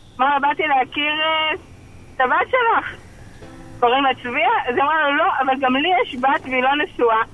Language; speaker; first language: Hebrew; native; Hebrew